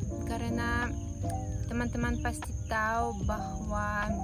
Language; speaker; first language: Indonesian; non-native, fluent; Russian